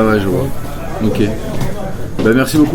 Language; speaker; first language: French; native; French